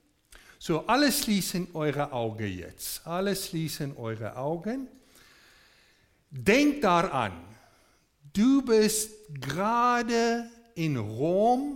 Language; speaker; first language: German; non-native, fluent; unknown